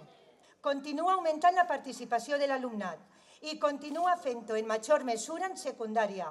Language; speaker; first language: Catalan; native; Catalan